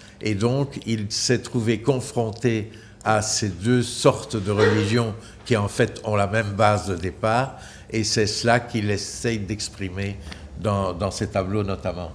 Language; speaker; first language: French; native; French